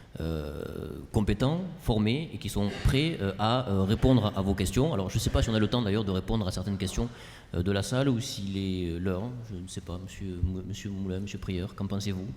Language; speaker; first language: French; native; French